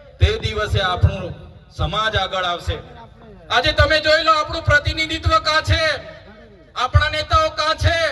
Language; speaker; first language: Gujarati; non-native, local second language; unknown